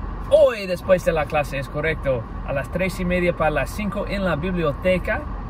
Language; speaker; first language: Spanish; non-native, fluent; English